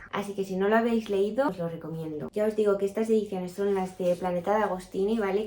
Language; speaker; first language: Spanish; native; Spanish